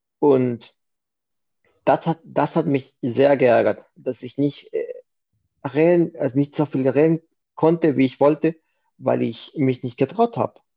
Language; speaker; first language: German; non-native, fluent; Spanish